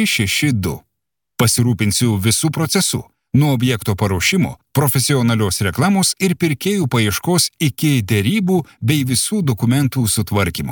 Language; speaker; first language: Lithuanian; native; Lithuanian